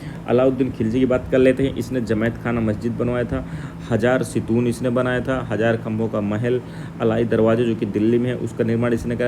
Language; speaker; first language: Hindi; native; Hindi